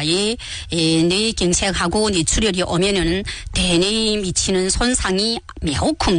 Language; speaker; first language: Korean; native; Korean